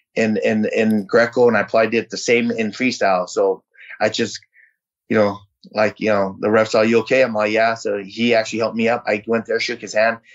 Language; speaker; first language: English; early bilingual, other home language; Vietnamese